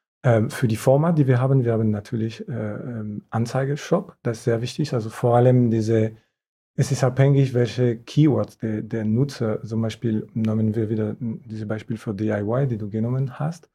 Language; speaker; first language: German; non-native, fluent; French